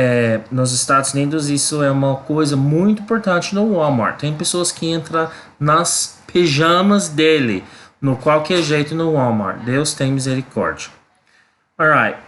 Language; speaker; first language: Portuguese; non-native, learner; English